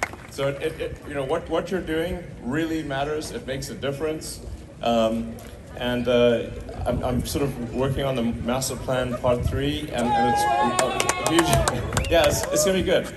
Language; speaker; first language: English; native; English